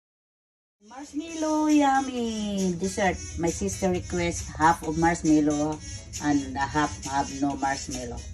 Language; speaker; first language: English; non-native, learner; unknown